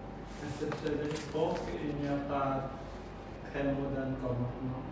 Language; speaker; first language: French; non-native, learner; Khmer